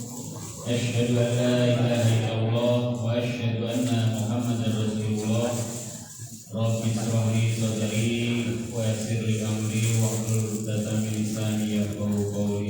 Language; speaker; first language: Indonesian; native; Indonesian